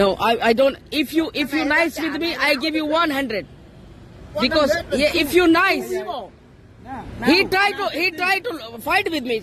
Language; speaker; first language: English; non-native, learner; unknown